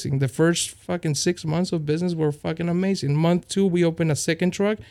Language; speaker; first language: English; non-native, fluent; Spanish